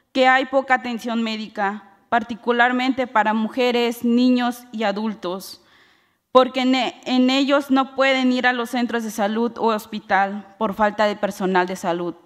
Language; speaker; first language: Spanish; non-native, local second language; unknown